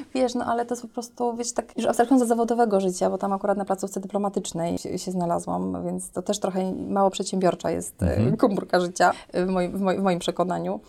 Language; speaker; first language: Polish; native; Polish